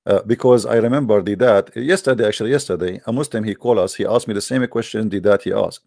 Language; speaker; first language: English; non-native, fluent; Arabic